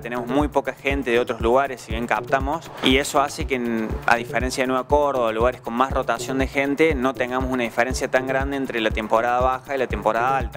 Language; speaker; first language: Spanish; native; Spanish